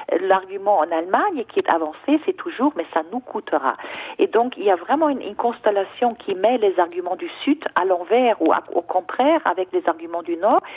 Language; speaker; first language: French; non-native, fluent; German